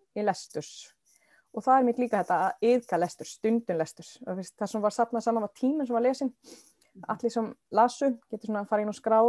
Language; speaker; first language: Icelandic; non-native, fluent; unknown